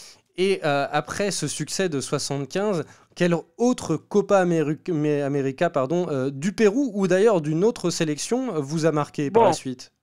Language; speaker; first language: French; native; French